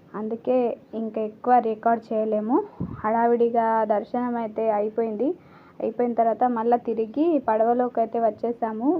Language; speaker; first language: Telugu; non-native, learner; Marathi